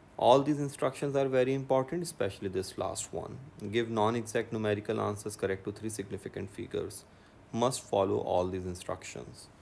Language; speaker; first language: English; non-native, local second language; Urdu